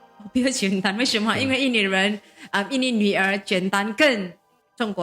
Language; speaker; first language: Chinese; non-native, learner; Indonesian